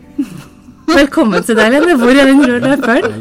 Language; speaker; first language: Norwegian; native; Norwegian